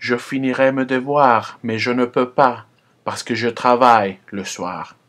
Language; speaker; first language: French; non-native, fluent; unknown